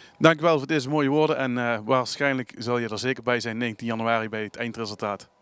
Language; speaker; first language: Dutch; native; Dutch